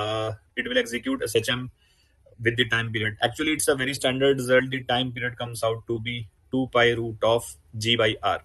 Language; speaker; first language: English; non-native, local second language; Hindi